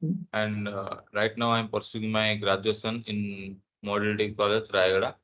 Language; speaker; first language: English; non-native, learner; Odia